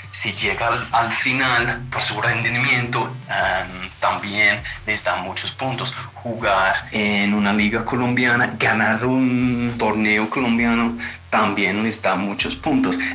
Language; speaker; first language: Spanish; non-native, fluent; English